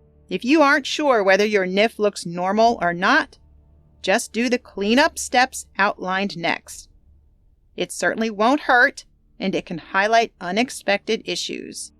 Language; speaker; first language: English; native; English